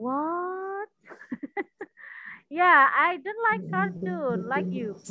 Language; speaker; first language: English; non-native, learner; Indonesian